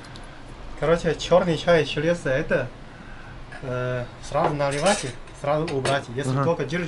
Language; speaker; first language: Russian; non-native, learner; Chinese